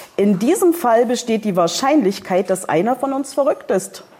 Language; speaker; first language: German; native; German